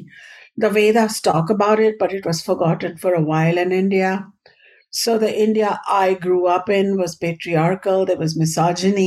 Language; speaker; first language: English; non-native, local second language; Hindi